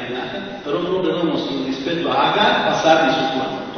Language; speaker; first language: Spanish; non-native, fluent; Persian